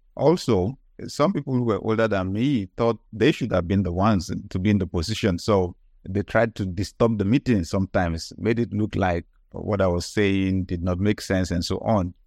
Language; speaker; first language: English; non-native, local second language; Yoruba